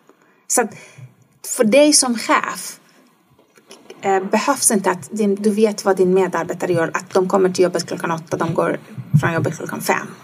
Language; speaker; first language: Swedish; non-native, fluent; Persian